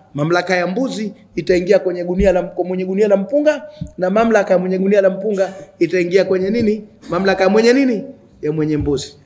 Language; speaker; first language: Swahili; native; Swahili